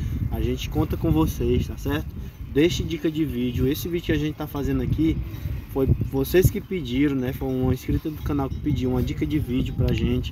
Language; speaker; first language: Portuguese; native; Portuguese